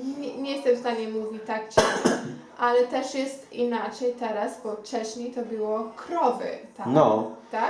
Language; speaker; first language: Polish; non-native, learner; Xhosa